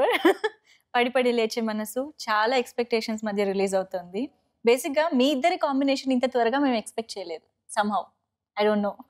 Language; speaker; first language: Telugu; native; Telugu